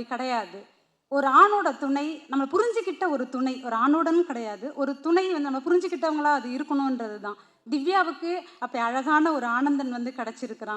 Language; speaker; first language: Tamil; native; Tamil